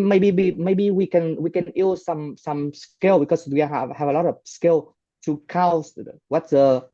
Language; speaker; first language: English; non-native, fluent; Vietnamese